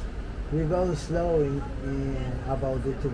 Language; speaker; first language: English; non-native, learner; Spanish